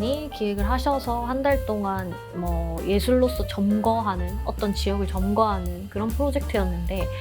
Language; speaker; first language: Korean; native; Korean